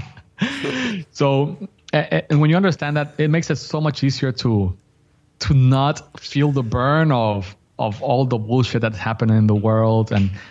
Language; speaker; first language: English; non-native, fluent; Spanish